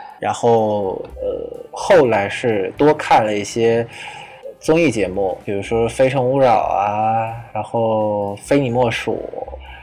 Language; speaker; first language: Chinese; non-native, fluent; Vietnamese